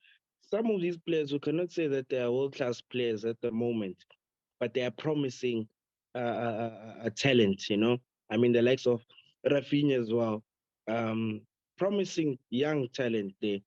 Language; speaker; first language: English; non-native, local second language; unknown